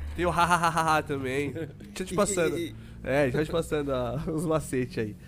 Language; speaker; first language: Portuguese; native; Portuguese